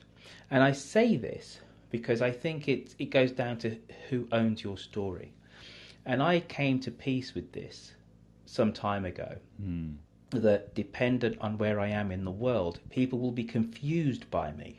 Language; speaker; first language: English; native; English